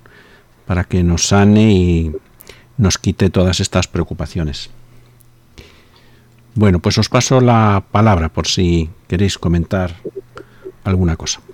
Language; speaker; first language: Spanish; native; Spanish